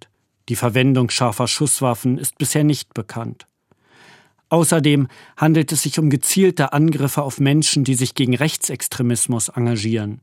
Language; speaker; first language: German; native; German